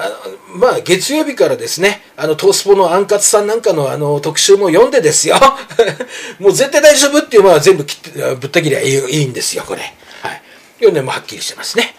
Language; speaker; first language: Japanese; native; Japanese